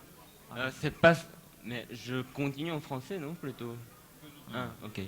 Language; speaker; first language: French; non-native, fluent; Japanese